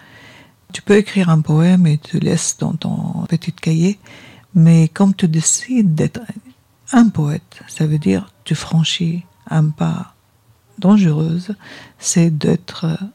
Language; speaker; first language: French; non-native, fluent; Arabic